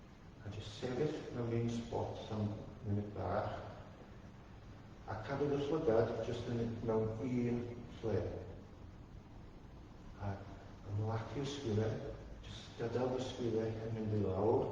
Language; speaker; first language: Welsh; non-native, fluent; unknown